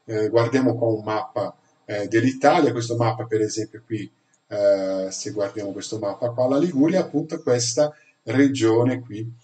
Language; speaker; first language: Italian; non-native, fluent; Portuguese